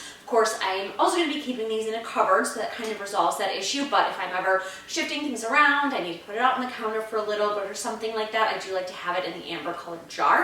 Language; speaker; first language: English; native; English